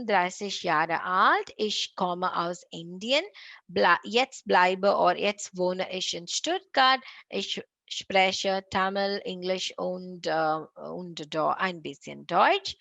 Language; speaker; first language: German; non-native, learner; Tamil